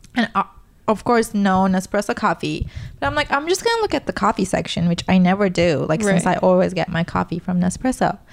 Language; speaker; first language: English; non-native, fluent; Turkish